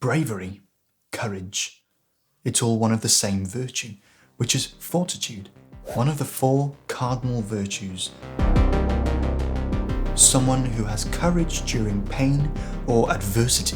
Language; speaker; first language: English; native; English